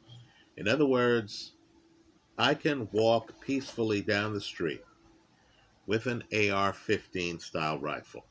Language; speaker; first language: English; native; English